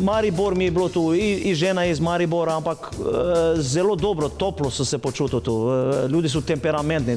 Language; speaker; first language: Slovenian; non-native, fluent; Albanian